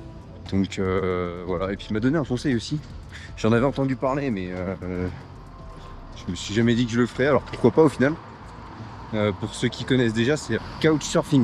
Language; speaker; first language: French; native; French